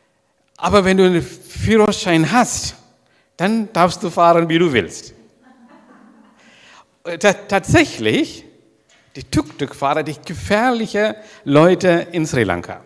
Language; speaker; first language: German; non-native, learner; Sinhala